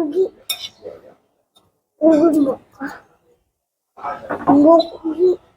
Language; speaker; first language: Korean; non-native, learner; Albanian